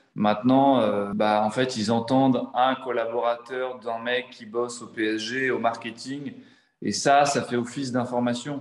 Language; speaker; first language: French; native; French